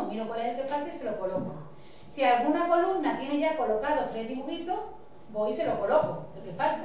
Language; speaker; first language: Spanish; native; Spanish